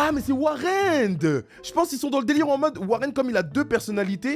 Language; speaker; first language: French; native; French